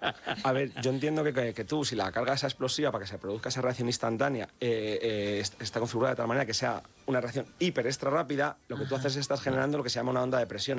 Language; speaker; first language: Spanish; native; Spanish